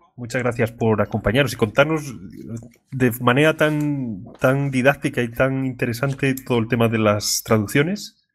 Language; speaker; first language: Spanish; native; Spanish